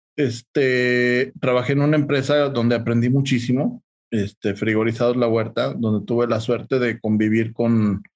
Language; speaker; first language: Spanish; native; Spanish